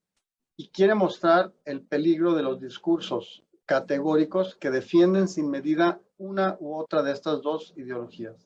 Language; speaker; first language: Spanish; native; Spanish